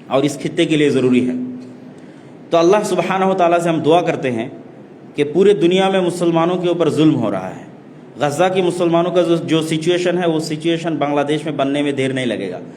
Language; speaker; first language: Urdu; non-native, fluent; Bangla